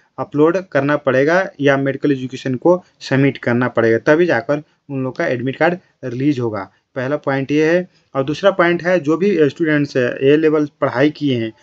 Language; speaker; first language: Hindi; non-native, local second language; Bhojpuri